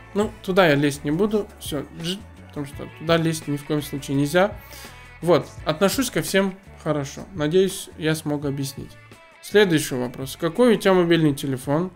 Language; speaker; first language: Russian; early bilingual, other home language; Azerbaijani